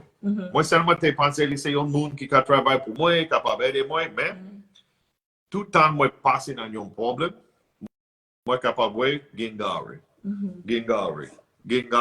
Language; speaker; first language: Haitian Creole; non-native, learner; English